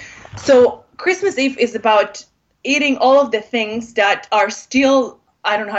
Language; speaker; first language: English; non-native, fluent; Polish